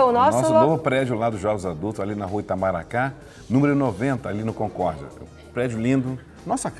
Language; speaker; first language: Portuguese; native; Portuguese